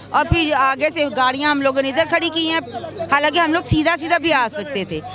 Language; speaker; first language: Urdu; native; Urdu